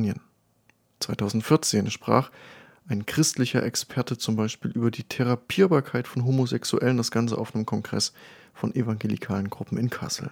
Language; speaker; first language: German; native; German